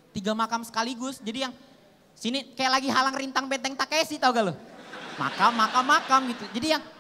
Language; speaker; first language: Indonesian; native; Indonesian